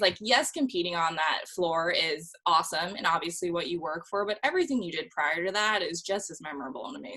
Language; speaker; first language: English; native; English